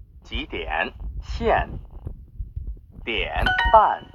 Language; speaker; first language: Chinese; non-native, learner; English